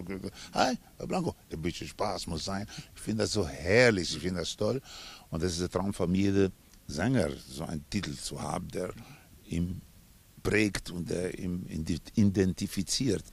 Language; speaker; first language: German; non-native, fluent; Spanish